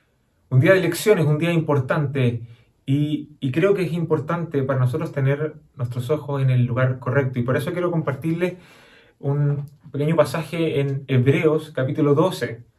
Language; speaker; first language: Spanish; native; Spanish